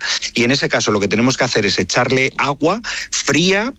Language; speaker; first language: Spanish; native; Spanish